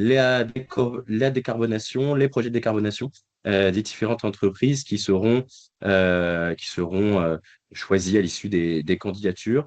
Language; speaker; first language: French; native; French